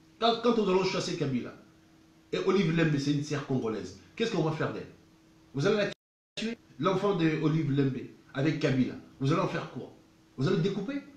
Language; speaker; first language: French; non-native, local second language; Lingala